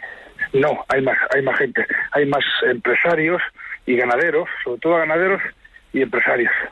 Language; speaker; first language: Spanish; native; Spanish